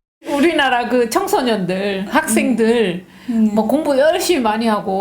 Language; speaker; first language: Korean; early bilingual, heritage; Korean